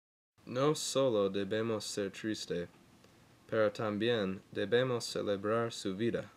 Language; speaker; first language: Spanish; non-native, learner; English